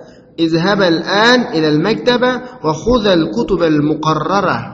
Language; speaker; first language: Arabic; non-native, fluent; Uyghur